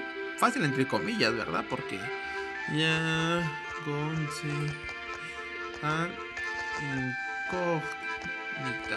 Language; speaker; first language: Spanish; native; Spanish